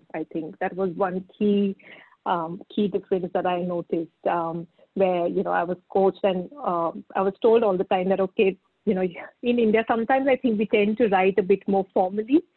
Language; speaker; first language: English; non-native, local second language; Marathi